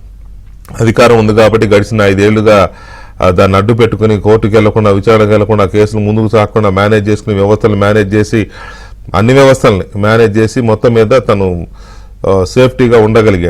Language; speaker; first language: Telugu; native; Telugu